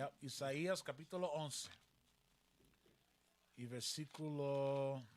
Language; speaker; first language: Spanish; early bilingual, heritage; Spanish